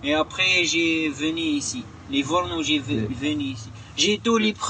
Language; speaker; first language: French; non-native, learner; Arabic